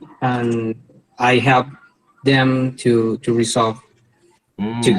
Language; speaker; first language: English; non-native, learner; Spanish